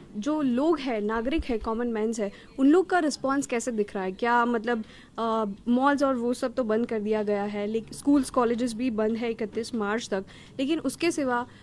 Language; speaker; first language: Hindi; non-native, local second language; Gujarati